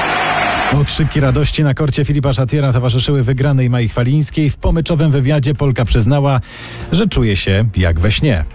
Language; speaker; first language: Polish; native; Polish